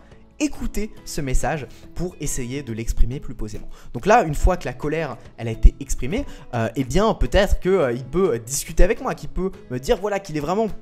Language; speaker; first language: French; native; French